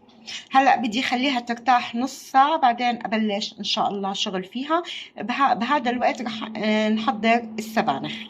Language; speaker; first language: Arabic; native; Arabic